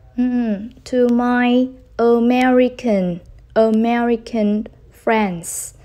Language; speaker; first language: English; non-native, learner; Vietnamese